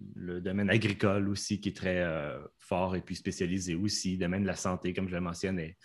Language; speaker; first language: French; native; French